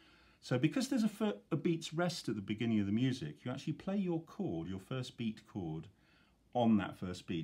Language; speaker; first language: English; native; English